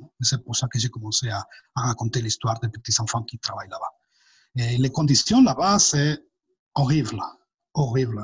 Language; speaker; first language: French; non-native, fluent; Spanish